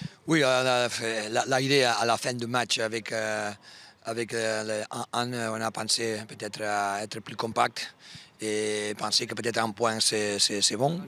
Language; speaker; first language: French; non-native, fluent; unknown